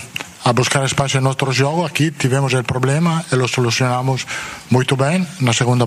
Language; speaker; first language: Portuguese; non-native, fluent; Italian